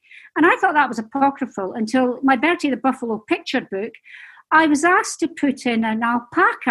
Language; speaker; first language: English; native; English